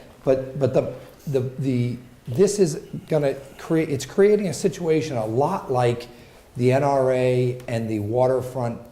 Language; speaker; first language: English; native; English